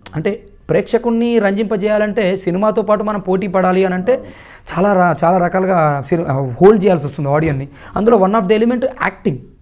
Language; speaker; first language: Telugu; native; Telugu